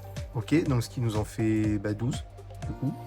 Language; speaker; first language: French; native; French